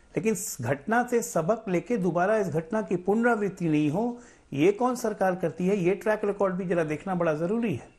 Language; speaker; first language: Hindi; native; Hindi